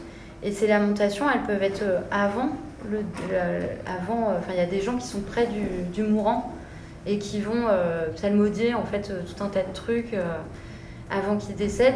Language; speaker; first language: French; native; French